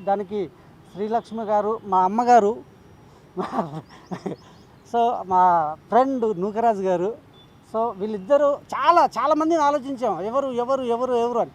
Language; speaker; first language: Telugu; native; Telugu